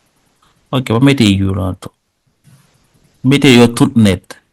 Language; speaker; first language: English; non-native, fluent; Haitian Creole